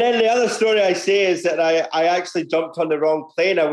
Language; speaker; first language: English; native; English